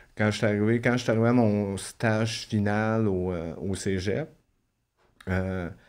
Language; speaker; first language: French; native; French